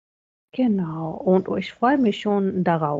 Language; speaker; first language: German; non-native, fluent; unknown